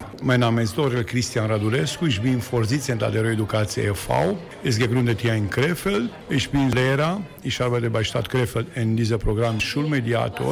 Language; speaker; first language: German; non-native, learner; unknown